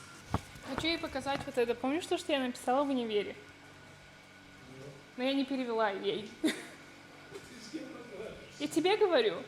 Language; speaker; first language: Russian; early bilingual, heritage; Russian